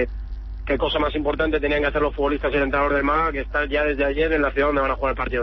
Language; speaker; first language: Spanish; native; Spanish